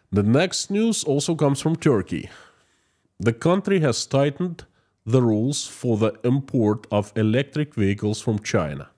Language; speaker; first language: English; non-native, fluent; Russian